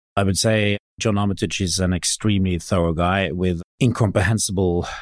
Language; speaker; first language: English; non-native, fluent; Norwegian